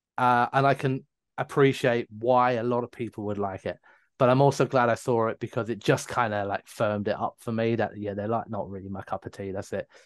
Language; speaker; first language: English; native; English